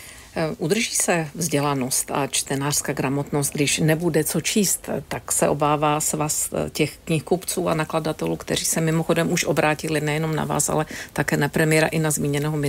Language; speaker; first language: Czech; native; Czech